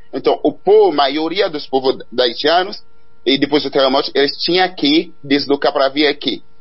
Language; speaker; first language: Portuguese; non-native, fluent; Haitian Creole